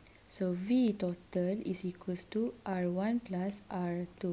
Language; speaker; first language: English; non-native, local second language; Malay